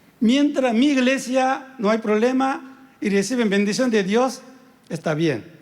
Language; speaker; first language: Spanish; non-native, fluent; Korean